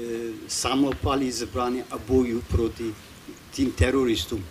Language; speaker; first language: Czech; non-native, fluent; Kurdish